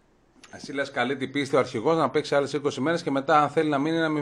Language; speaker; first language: Greek; native; Greek